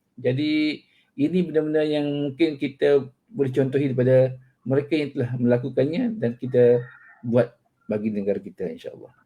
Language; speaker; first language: Malay; native; Malay